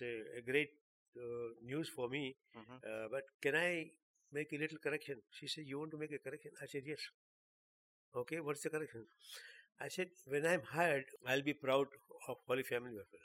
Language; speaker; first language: English; non-native, local second language; Urdu